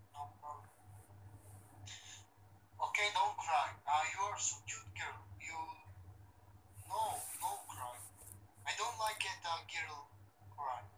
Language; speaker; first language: English; non-native, learner; Romany